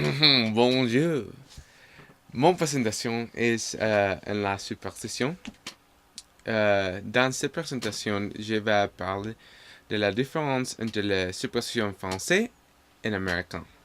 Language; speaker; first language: French; non-native, learner; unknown